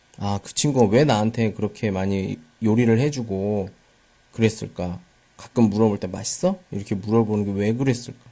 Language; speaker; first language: Korean; native; Korean